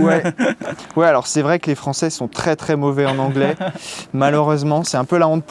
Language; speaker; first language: French; native; French